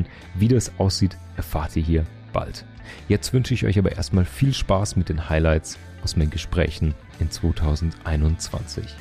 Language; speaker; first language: German; native; German